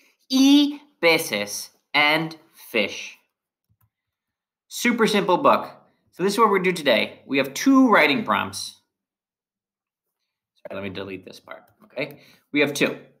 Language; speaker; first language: English; early bilingual, other home language; Spanish